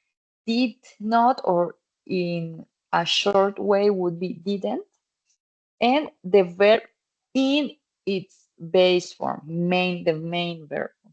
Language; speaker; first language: English; non-native, fluent; Spanish